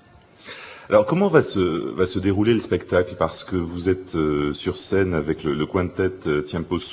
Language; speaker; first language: French; native; French